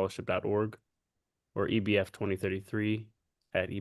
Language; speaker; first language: English; native; English